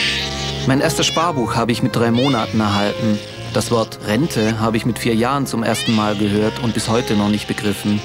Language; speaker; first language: German; native; German